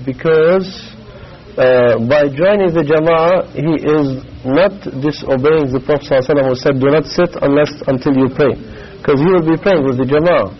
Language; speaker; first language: English; non-native, fluent; Arabic